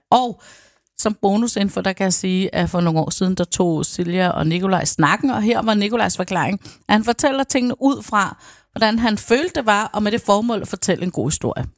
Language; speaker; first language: Danish; native; Danish